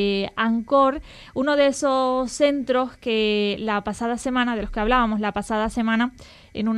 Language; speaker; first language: Spanish; native; Spanish